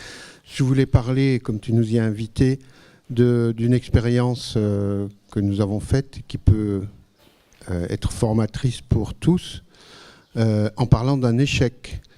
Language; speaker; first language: French; native; French